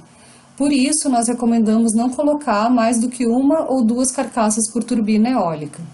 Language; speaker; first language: Portuguese; native; Portuguese